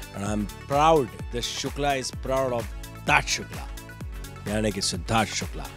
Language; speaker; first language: Hindi; native; Hindi